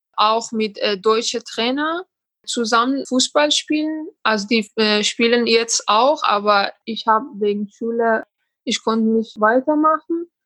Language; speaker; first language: German; non-native, learner; Persian